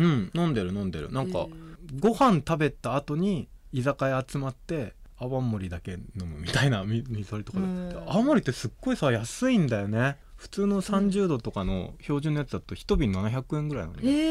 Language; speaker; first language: Japanese; native; Japanese